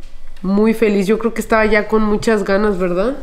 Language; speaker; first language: Spanish; native; Spanish